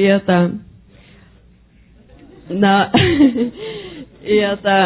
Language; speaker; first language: Russian; early bilingual, heritage; Russian